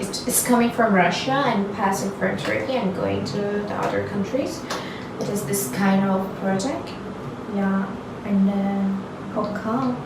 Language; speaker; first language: English; non-native, learner; Turkish